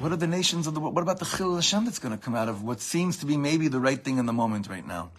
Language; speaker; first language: English; native; English